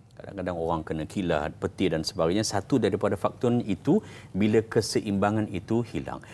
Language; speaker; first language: Malay; native; Malay